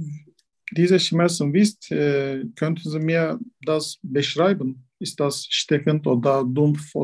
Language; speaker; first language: German; non-native, learner; Turkish